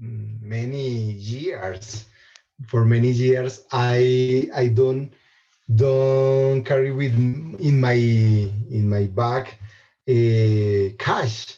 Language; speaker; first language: English; non-native, fluent; Spanish